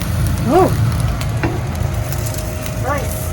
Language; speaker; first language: English; non-native, learner; Japanese